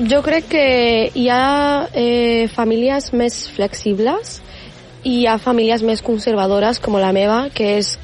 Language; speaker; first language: Catalan; non-native, local second language; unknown